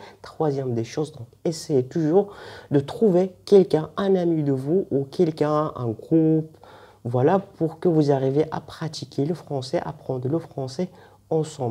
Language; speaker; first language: French; non-native, fluent; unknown